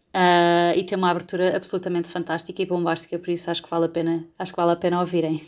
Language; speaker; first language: Portuguese; native; Portuguese